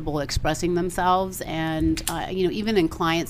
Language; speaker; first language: English; native; English